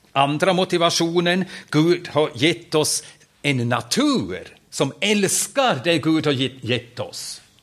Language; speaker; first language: Swedish; non-native, fluent; German